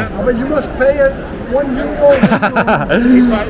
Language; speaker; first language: English; non-native, learner; Korean